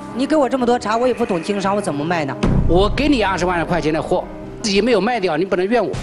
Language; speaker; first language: Chinese; native; Chinese